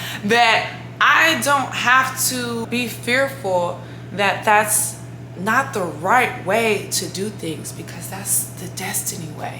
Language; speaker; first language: English; native; English